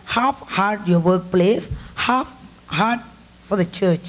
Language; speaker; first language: English; non-native, local second language; Tamil